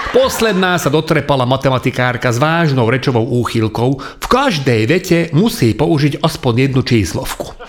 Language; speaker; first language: Slovak; non-native, local second language; Hungarian